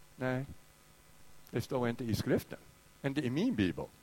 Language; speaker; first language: Swedish; non-native, fluent; English